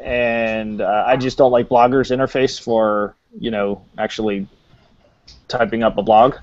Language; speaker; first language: English; native; English